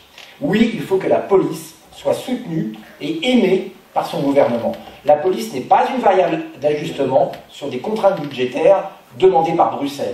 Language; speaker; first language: French; native; French